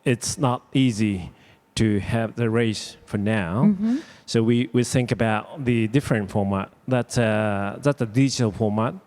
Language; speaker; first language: English; non-native, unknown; Japanese